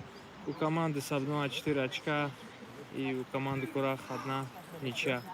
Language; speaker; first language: Russian; non-native, local second language; Lezghian